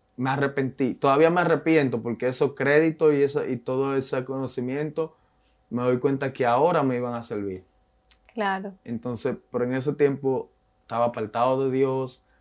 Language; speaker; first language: Spanish; native; Spanish